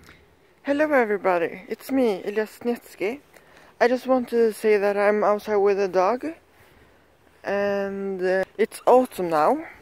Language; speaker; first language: English; non-native, learner; Swedish